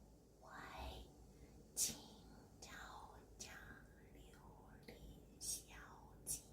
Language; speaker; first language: Chinese; non-native, fluent; Korean